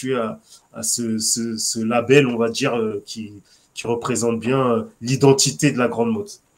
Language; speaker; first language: French; native; French